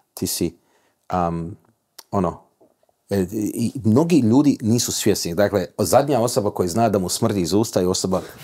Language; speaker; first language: Croatian; early bilingual, heritage; Croatian